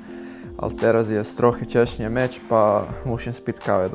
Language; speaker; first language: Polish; non-native, learner; Croatian